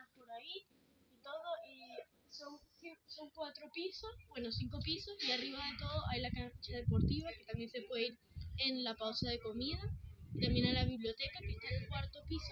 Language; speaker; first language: Spanish; early bilingual, heritage; Spanish